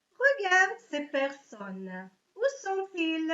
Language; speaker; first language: French; non-native, local second language; Arabic